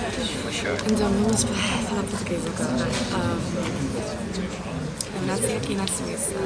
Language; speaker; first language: Portuguese; early bilingual, heritage; Portuguese